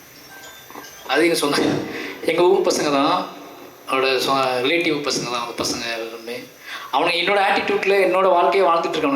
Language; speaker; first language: Tamil; native; Tamil